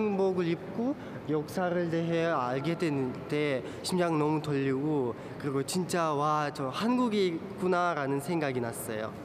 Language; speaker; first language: Korean; non-native, learner; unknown